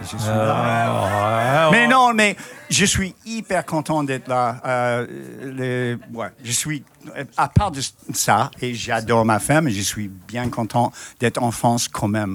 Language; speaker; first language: French; non-native, fluent; English